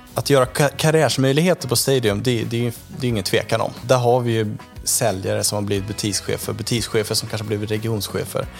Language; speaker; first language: Swedish; non-native, fluent; Spanish